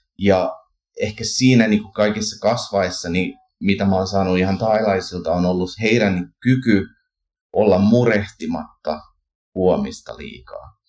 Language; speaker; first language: Finnish; early bilingual, heritage; Finnish